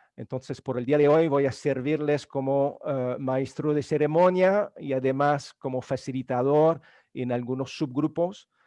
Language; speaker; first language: Spanish; non-native, fluent; French